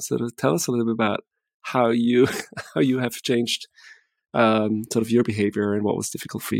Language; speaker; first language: English; non-native, fluent; Swiss German